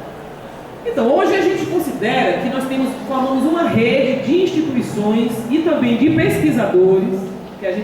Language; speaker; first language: Portuguese; native; Portuguese